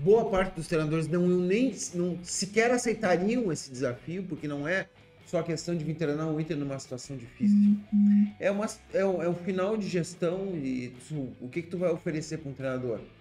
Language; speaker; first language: Portuguese; native; Portuguese